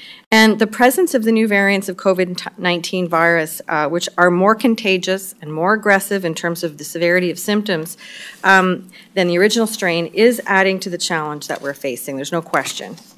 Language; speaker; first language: English; native; English